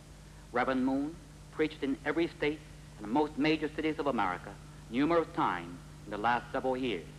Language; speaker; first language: English; non-native, local second language; Korean